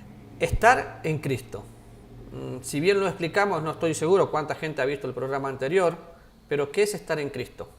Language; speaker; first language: Spanish; native; Spanish